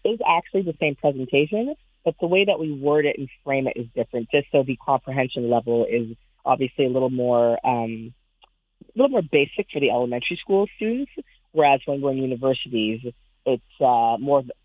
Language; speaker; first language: English; native; English